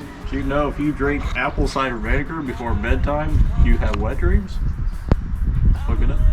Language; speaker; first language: English; native; English